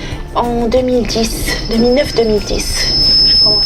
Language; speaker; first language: French; non-native, local second language; Arabic